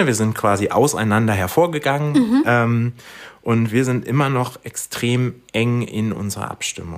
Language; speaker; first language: German; native; German